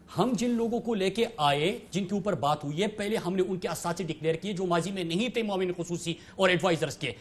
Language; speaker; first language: Urdu; non-native, local second language; Pashto